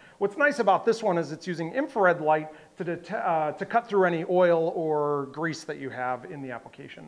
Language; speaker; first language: English; native; English